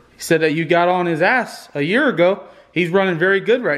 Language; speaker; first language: English; native; English